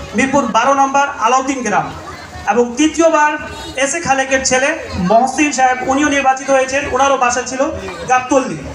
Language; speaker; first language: Bangla; non-native, local second language; Urdu